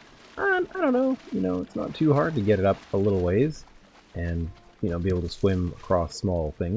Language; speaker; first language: English; native; English